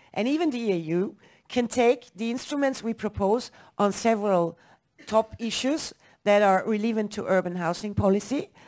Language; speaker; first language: English; non-native, fluent; German